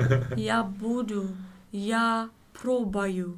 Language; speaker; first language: Russian; non-native, learner; English